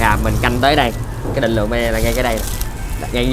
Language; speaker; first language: Vietnamese; native; Vietnamese